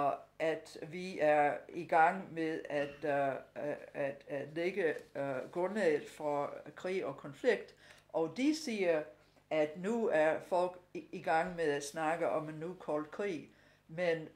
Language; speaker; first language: Danish; non-native, fluent; English